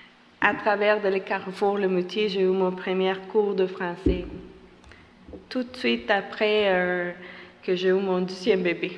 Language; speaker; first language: French; non-native, fluent; Spanish